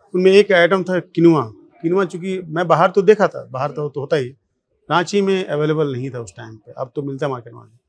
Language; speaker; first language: Hindi; non-native, local second language; Sadri